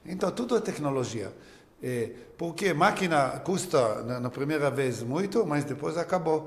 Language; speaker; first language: Portuguese; non-native, learner; Hebrew